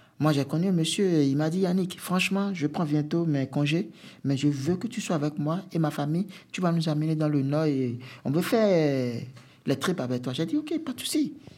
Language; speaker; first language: French; non-native, local second language; Fon